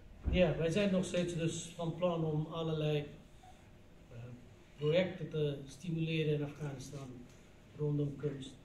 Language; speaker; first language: Dutch; non-native, fluent; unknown